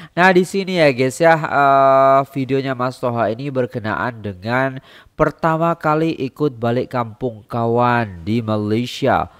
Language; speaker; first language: Indonesian; native; Indonesian